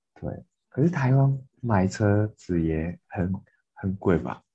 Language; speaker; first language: Chinese; non-native, fluent; Japanese